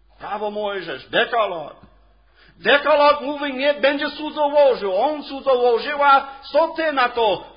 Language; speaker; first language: Polish; non-native, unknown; English